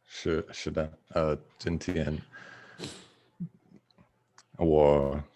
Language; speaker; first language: Chinese; non-native, learner; English